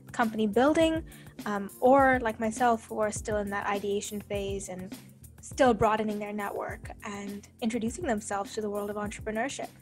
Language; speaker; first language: English; native; English